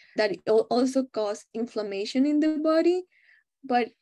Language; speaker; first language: English; non-native, fluent; Spanish